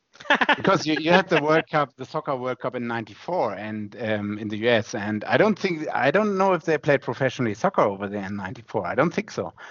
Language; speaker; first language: English; non-native, fluent; German